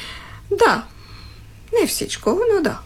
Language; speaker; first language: Bulgarian; non-native, fluent; French